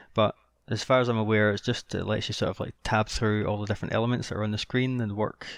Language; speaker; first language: English; native; English